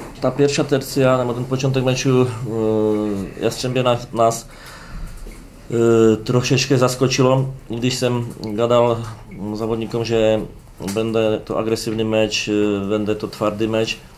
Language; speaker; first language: Polish; non-native, learner; Czech